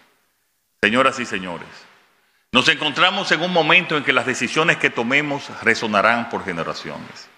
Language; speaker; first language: Spanish; native; Spanish